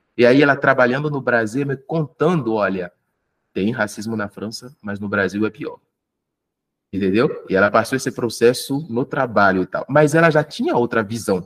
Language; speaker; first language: Portuguese; non-native, fluent; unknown